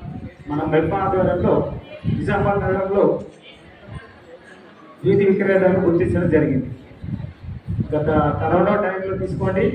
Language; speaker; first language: Telugu; native; Telugu